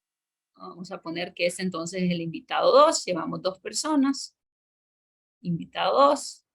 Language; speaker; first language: Spanish; native; Spanish